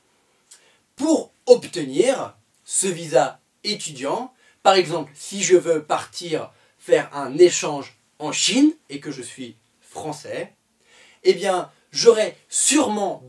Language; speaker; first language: French; native; French